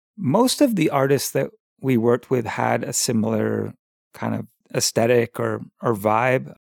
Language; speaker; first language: English; native; English